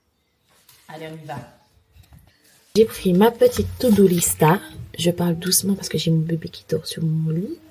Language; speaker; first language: French; native; French